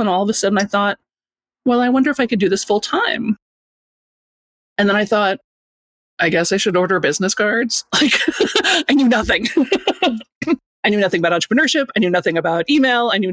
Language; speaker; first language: English; native; English